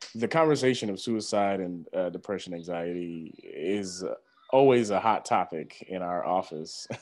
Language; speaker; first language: English; native; English